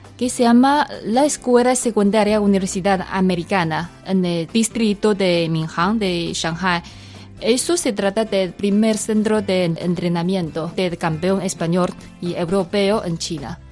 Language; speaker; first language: Spanish; non-native, fluent; Chinese